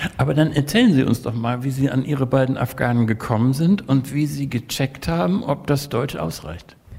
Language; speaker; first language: German; native; German